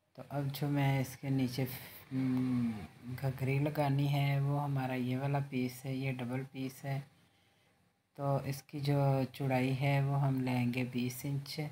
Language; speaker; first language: Hindi; native; Hindi